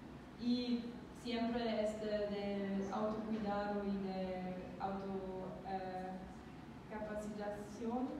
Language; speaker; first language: Spanish; non-native, learner; German